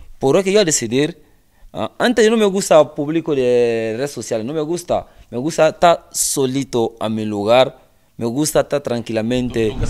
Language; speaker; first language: Spanish; non-native, learner; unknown